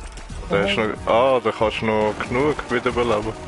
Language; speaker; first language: German; native; German